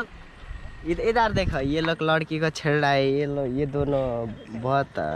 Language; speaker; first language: Hindi; non-native, learner; Nepali